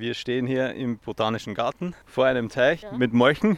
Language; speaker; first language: German; native; German